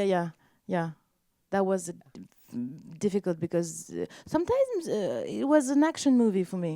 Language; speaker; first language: English; non-native, learner; French